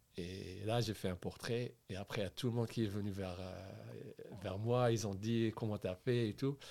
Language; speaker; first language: French; non-native, local second language; Arabic